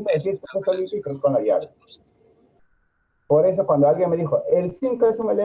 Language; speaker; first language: Spanish; native; Spanish